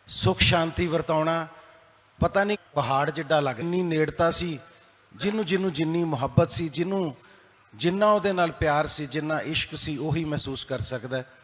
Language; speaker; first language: Punjabi; native; Punjabi